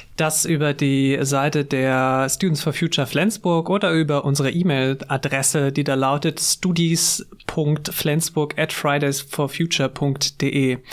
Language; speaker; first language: German; native; German